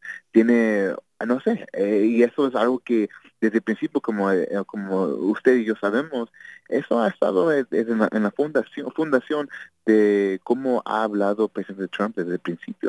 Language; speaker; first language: Spanish; early bilingual, heritage; Spanish